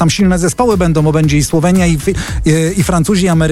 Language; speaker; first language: Polish; native; Polish